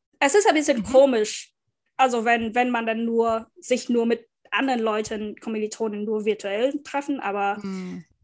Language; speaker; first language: German; non-native, fluent; Vietnamese